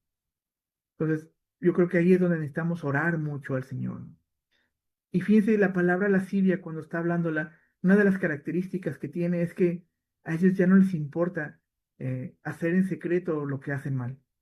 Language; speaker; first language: Spanish; native; Spanish